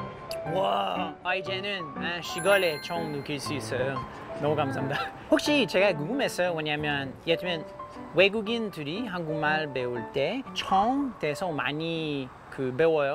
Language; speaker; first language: Korean; non-native, learner; English